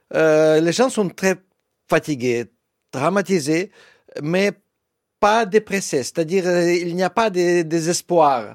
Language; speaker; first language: French; non-native, fluent; Russian